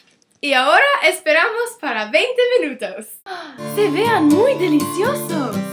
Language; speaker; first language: Spanish; non-native, learner; English